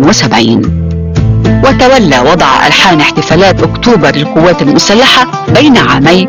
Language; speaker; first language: Arabic; native; Arabic